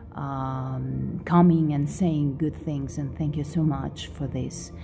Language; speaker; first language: English; non-native, fluent; Russian